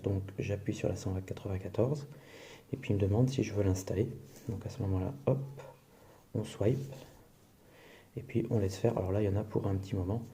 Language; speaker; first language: French; native; French